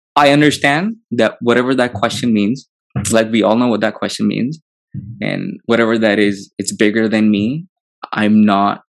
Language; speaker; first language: English; non-native, local second language; Telugu